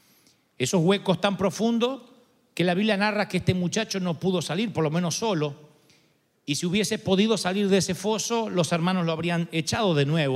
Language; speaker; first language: Spanish; native; Spanish